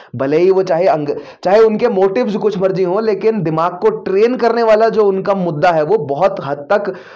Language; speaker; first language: Hindi; native; Hindi